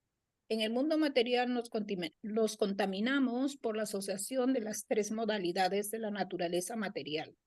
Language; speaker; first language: Spanish; native; Spanish